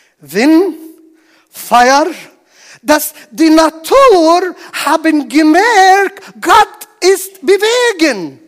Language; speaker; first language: German; non-native, learner; Arabic